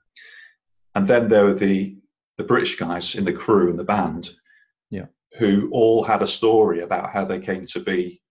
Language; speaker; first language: English; native; English